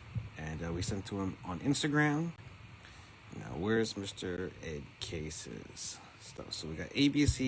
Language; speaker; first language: English; native; English